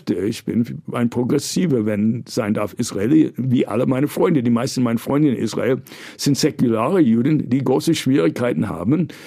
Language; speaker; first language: German; non-native, fluent; English